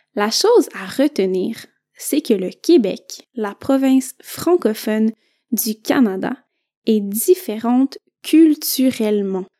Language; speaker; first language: French; native; French